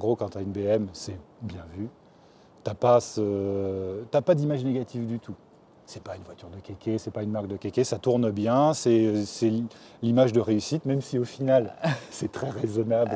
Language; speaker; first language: French; native; French